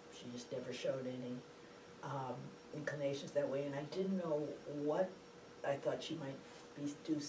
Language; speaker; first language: English; native; English